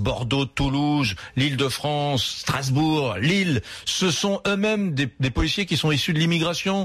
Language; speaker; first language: French; native; French